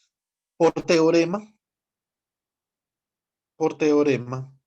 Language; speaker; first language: Spanish; native; Spanish